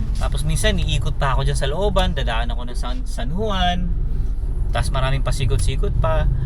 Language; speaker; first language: Filipino; native; Filipino